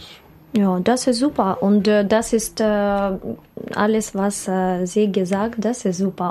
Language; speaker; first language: German; non-native, learner; Russian